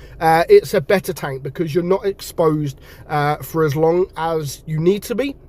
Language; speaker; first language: English; native; English